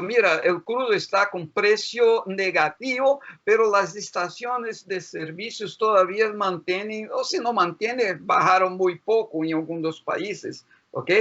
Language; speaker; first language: Spanish; non-native, fluent; Portuguese